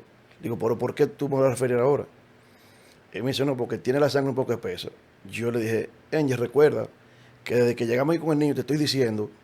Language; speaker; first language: Spanish; native; Spanish